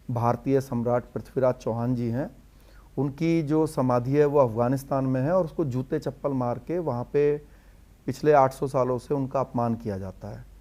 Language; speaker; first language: Hindi; native; Hindi